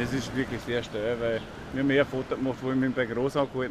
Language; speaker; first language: German; native; German